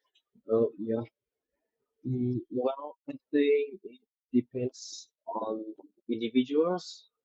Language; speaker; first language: English; non-native, learner; Vietnamese